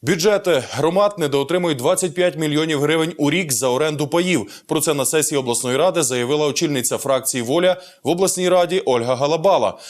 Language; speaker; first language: Ukrainian; native; Ukrainian